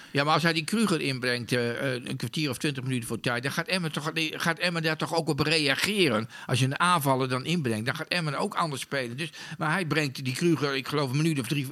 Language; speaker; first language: Dutch; native; Dutch